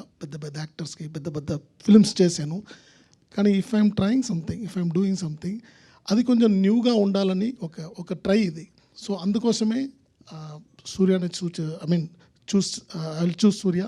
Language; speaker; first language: Telugu; non-native, local second language; Tamil